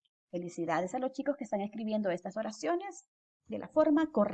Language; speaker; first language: Spanish; native; Spanish